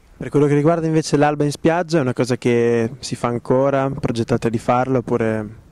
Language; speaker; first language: Italian; native; Italian